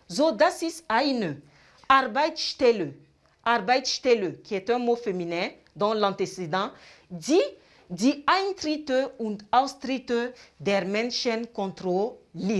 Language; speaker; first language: German; non-native, fluent; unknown